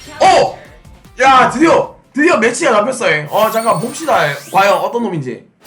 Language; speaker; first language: Korean; native; Korean